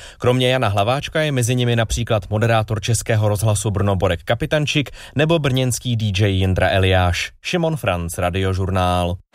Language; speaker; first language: Czech; native; Czech